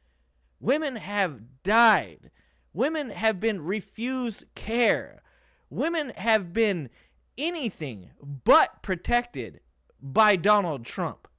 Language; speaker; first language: English; native; English